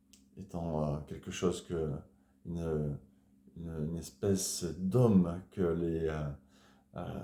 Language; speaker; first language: French; native; French